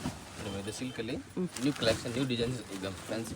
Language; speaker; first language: Kannada; non-native, local second language; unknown